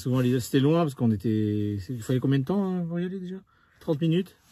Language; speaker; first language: French; native; French